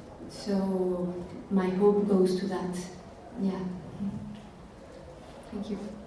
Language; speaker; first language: English; non-native, fluent; Spanish